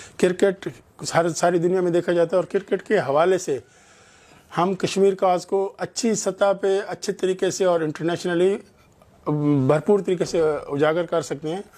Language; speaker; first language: Urdu; non-native, local second language; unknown